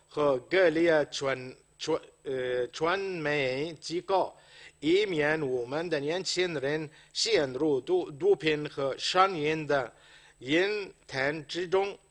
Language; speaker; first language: Chinese; non-native, fluent; Arabic